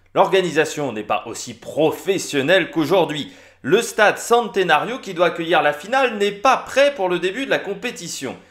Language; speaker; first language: French; native; French